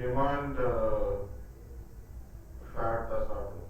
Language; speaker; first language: German; non-native, learner; Hindi